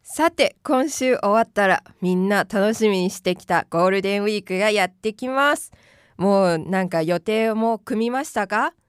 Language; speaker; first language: Japanese; non-native, fluent; Korean